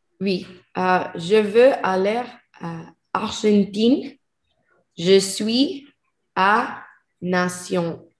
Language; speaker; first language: French; non-native, learner; English